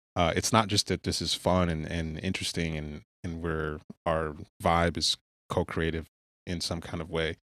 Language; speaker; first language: English; early bilingual, other home language; Yoruba